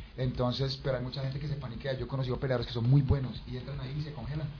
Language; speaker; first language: Spanish; native; Spanish